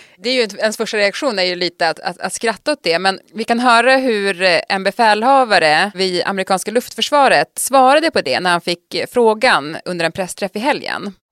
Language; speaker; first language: Swedish; native; Swedish